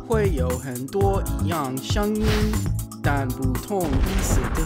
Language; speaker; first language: Chinese; non-native, learner; English